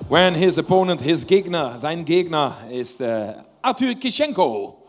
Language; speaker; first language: German; non-native, learner; Dutch